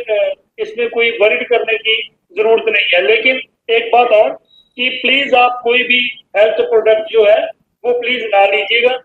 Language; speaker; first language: Hindi; non-native, local second language; Punjabi